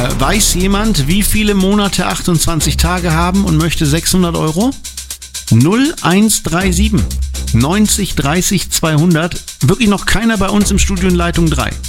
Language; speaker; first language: German; native; German